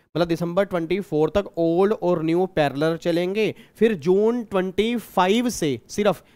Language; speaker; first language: Hindi; native; Hindi